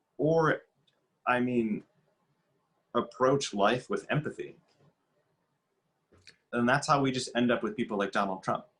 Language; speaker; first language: English; native; English